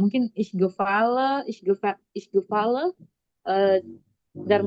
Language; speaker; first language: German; non-native, learner; Indonesian